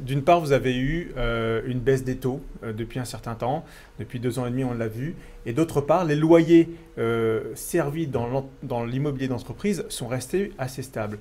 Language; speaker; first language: French; native; French